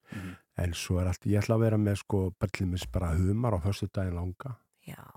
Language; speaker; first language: Icelandic; native; Icelandic